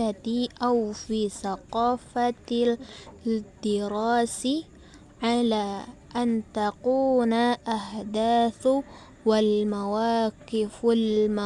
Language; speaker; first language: Arabic; non-native, learner; Indonesian